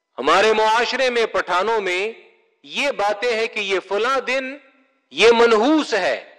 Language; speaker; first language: Urdu; non-native, local second language; Pashto